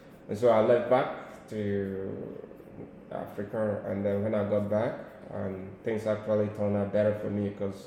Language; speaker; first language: English; non-native, local second language; Igbo